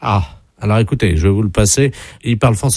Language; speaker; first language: French; native; French